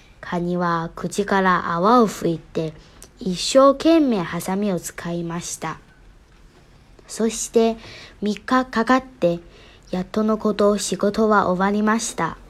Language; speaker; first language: Japanese; non-native, learner; Chinese